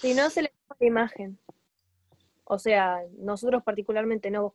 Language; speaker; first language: Spanish; native; Spanish